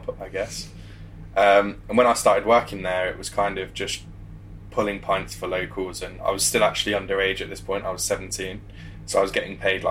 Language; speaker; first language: English; native; English